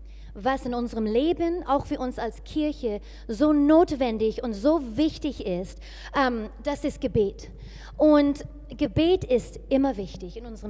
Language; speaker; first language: German; non-native, fluent; English